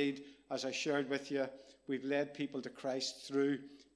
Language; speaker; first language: English; native; English